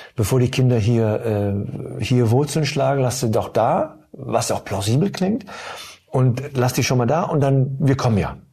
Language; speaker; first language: German; early bilingual, other home language; Turkish